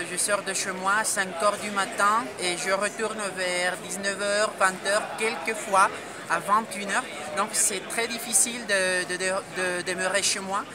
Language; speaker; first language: French; non-native, fluent; Spanish